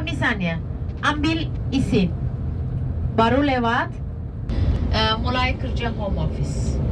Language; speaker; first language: Indonesian; non-native, fluent; Turkish